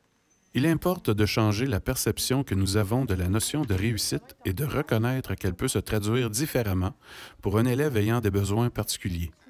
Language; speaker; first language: French; native; French